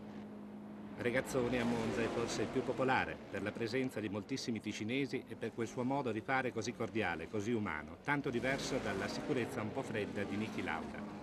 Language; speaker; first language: Italian; native; Italian